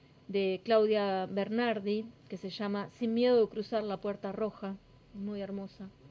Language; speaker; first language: Spanish; native; Spanish